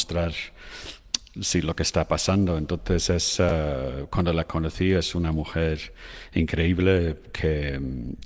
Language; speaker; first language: Spanish; non-native, fluent; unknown